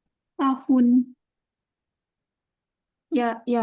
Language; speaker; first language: Indonesian; non-native, learner; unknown